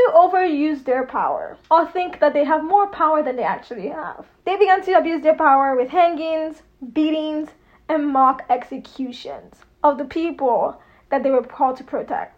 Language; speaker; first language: English; non-native, local second language; Yoruba